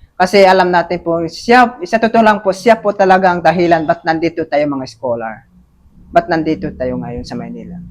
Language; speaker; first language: Filipino; non-native, local second language; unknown